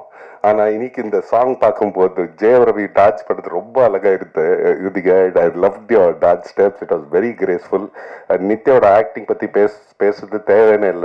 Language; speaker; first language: Tamil; non-native, local second language; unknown